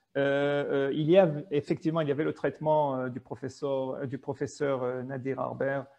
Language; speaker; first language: French; native; French